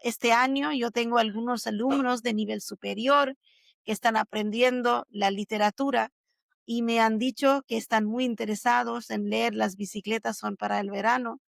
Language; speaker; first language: Spanish; non-native, fluent; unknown